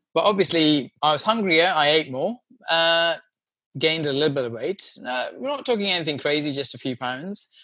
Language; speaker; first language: English; non-native, local second language; Sinhala